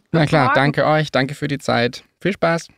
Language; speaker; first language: German; native; German